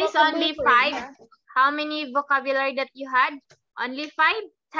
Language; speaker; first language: English; non-native, fluent; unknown